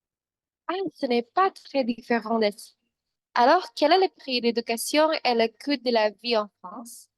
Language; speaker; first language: French; non-native, learner; Indonesian